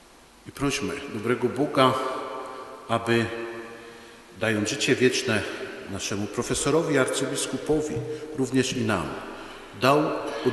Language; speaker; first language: Polish; native; Polish